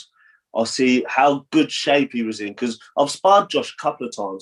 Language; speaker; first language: English; native; English